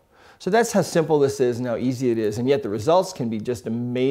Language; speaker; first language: English; native; English